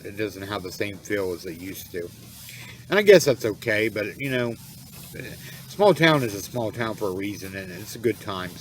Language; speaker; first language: English; native; English